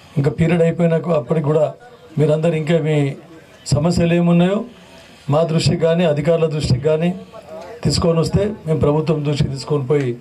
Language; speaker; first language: Telugu; native; Telugu